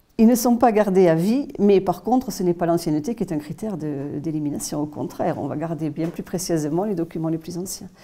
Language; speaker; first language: French; native; French